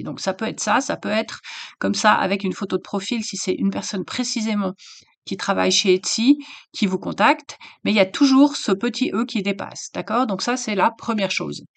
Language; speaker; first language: French; native; French